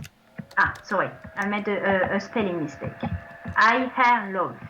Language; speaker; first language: English; non-native, fluent; French